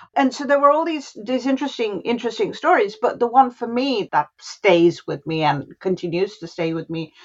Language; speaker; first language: English; non-native, local second language; Hindi